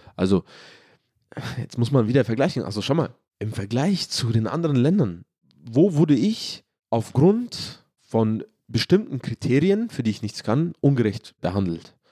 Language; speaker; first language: German; early bilingual, other home language; Arabic